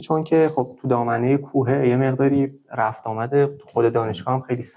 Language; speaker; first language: Persian; native; Persian